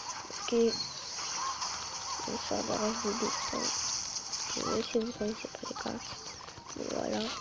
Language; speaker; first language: French; native; French